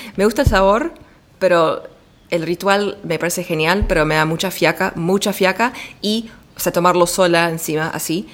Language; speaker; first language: Spanish; early bilingual, heritage; Spanish